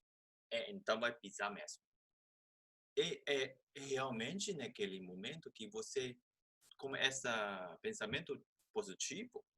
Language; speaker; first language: Portuguese; non-native, fluent; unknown